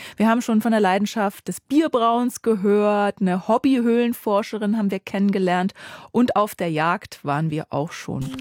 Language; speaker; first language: German; native; German